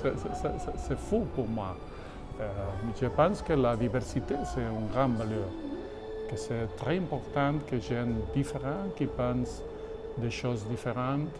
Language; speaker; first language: French; non-native, fluent; Catalan